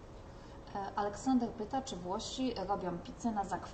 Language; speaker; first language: Polish; native; Polish